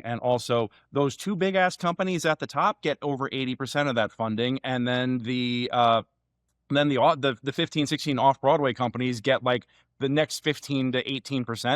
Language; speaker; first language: English; native; English